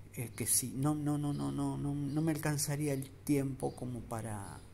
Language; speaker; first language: Spanish; native; Spanish